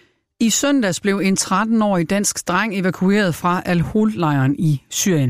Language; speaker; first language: Danish; native; Danish